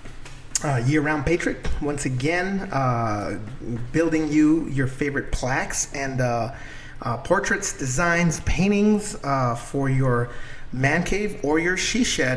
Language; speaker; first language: English; non-native, fluent; Spanish